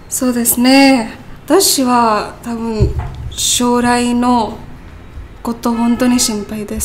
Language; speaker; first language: Japanese; non-native, learner; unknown